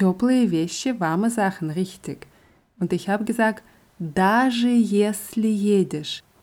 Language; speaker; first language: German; non-native, fluent; Russian